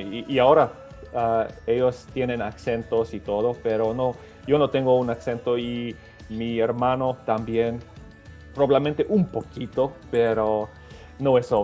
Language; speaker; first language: Spanish; early bilingual, other home language; Serbian